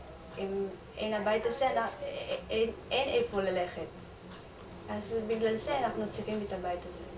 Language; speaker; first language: Hebrew; non-native, learner; Filipino